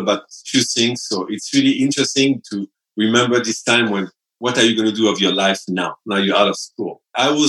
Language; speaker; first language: English; non-native, fluent; French